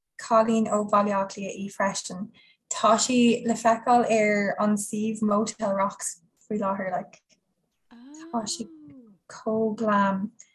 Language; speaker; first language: Irish; non-native, local second language; English